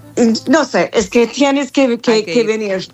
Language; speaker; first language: Spanish; non-native, learner; English